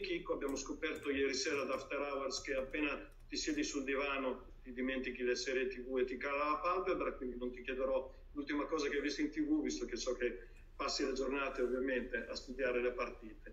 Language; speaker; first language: Italian; native; Italian